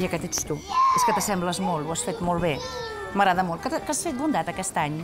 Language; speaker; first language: Catalan; native; Catalan